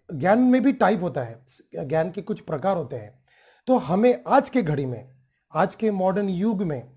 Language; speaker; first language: Hindi; non-native, local second language; Marathi